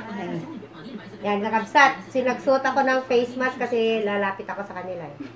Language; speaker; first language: Filipino; non-native, local second language; Iloko